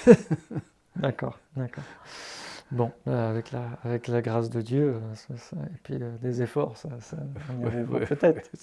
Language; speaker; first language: French; native; French